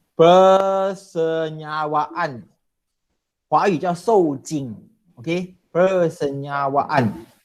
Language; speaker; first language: Malay; non-native, local second language; Chinese